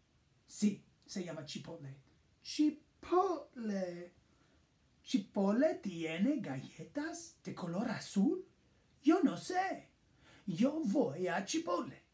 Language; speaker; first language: Spanish; non-native, fluent; English